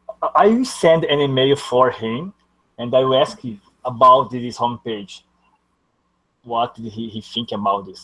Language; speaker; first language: English; non-native, learner; Portuguese